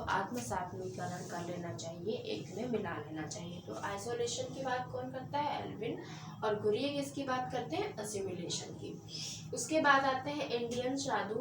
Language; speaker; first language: Hindi; native; Hindi